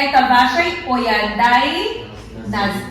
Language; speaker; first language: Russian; non-native, learner; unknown